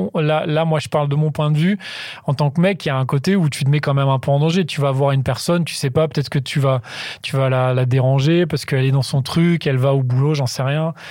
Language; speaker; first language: French; native; French